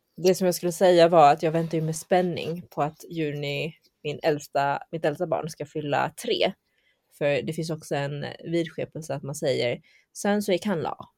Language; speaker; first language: Swedish; early bilingual, heritage; Chinese